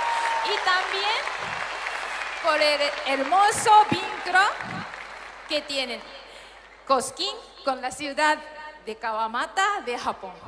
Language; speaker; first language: Spanish; non-native, fluent; Japanese